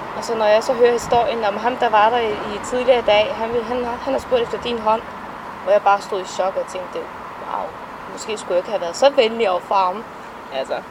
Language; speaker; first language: Danish; early bilingual, other home language; Somali